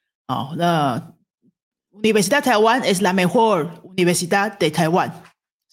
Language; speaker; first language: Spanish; non-native, fluent; Chinese